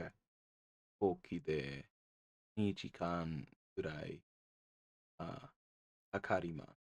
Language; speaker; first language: Japanese; non-native, learner; English